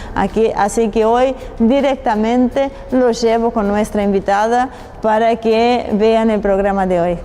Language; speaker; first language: Spanish; native; Spanish